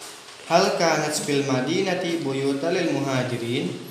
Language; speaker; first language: Arabic; non-native, learner; Indonesian